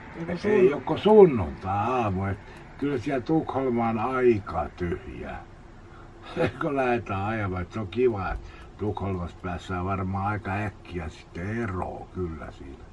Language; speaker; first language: Finnish; native; Finnish